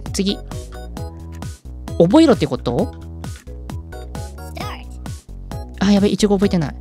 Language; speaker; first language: Japanese; native; Japanese